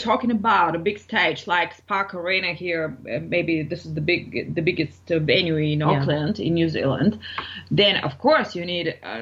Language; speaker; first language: English; non-native, fluent; Bulgarian